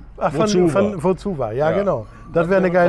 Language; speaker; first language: German; native; German